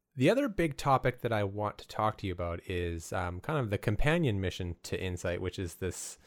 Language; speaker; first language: English; native; English